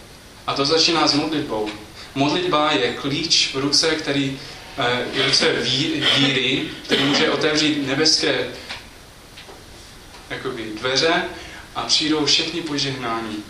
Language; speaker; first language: Czech; non-native, fluent; English